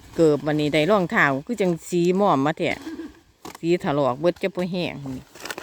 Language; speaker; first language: Thai; native; Thai